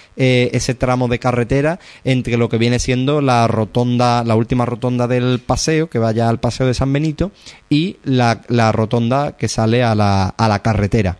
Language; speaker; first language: Spanish; native; Spanish